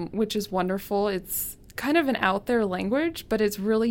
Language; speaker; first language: English; native; English